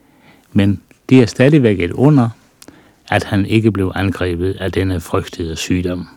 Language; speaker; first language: Danish; native; Danish